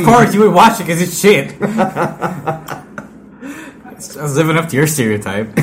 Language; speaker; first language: English; non-native, local second language; Filipino